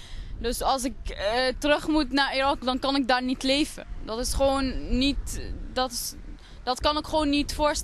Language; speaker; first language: Dutch; early bilingual, other home language; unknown